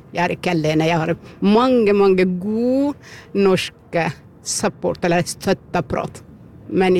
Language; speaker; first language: Norwegian; non-native, learner; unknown